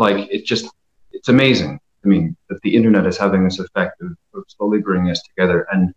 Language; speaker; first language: English; early bilingual, other home language; Persian